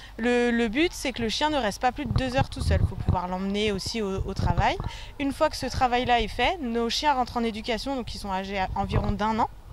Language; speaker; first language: French; native; French